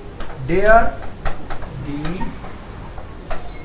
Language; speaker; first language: German; non-native, fluent; Hindi